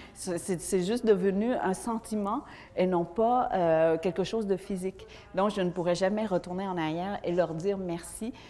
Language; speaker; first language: French; early bilingual, other home language; Vietnamese